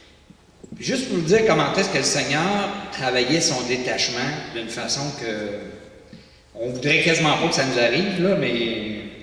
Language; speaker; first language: French; native; French